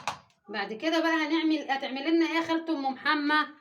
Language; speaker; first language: Arabic; native; Arabic